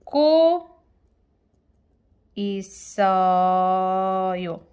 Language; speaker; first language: Korean; non-native, fluent; Filipino